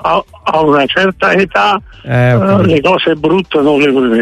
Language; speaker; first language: Italian; native; Italian